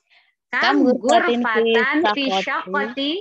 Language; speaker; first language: Arabic; non-native, fluent; Indonesian